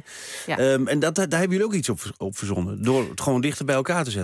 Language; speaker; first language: Dutch; native; Dutch